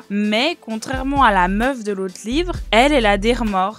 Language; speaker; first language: French; native; French